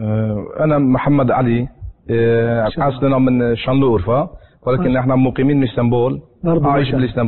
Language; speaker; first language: Arabic; non-native, learner; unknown